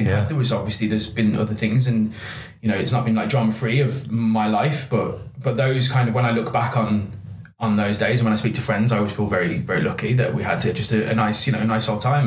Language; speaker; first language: English; native; English